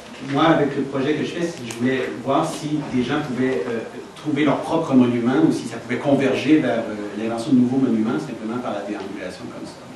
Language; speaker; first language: French; native; French